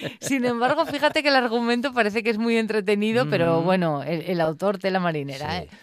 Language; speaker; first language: Spanish; native; Spanish